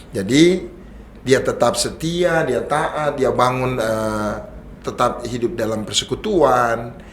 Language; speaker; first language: Indonesian; native; Indonesian